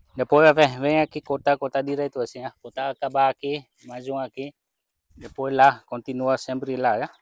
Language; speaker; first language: Portuguese; non-native, learner; Vietnamese